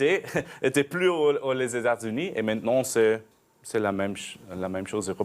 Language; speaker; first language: French; non-native, learner; Dutch